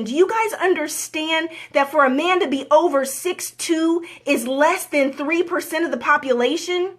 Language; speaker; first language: English; native; English